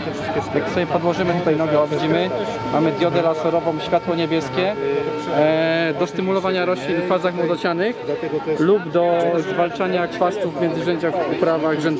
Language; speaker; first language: Polish; native; Polish